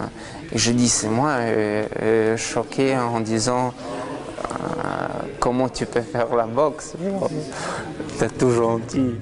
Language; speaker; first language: French; non-native, learner; Russian